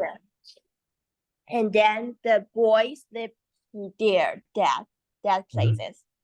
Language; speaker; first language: English; non-native, learner; Chinese